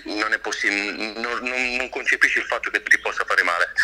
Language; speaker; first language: Italian; native; Italian